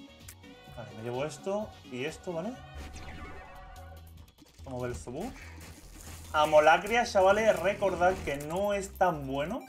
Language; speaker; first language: Spanish; native; Spanish